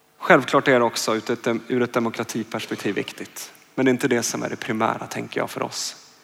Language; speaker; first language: Swedish; native; Swedish